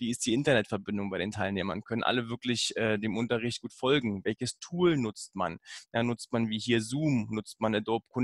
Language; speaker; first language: German; native; German